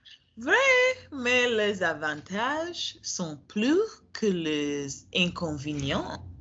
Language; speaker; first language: French; non-native, learner; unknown